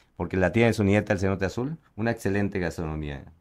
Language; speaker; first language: Spanish; native; Spanish